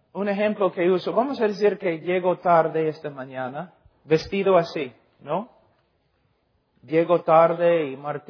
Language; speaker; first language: Spanish; non-native, fluent; English